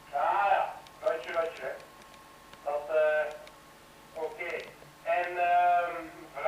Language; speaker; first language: Dutch; native; Dutch